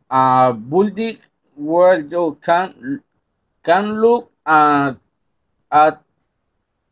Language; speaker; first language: English; non-native, learner; Spanish